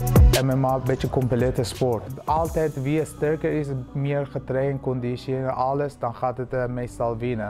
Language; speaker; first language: Dutch; early bilingual, other home language; Persian